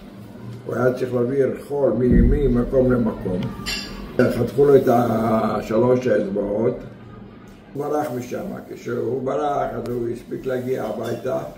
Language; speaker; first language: Hebrew; non-native, fluent; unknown